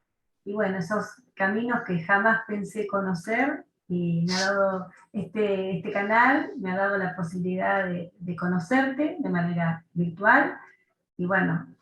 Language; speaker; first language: Spanish; native; Spanish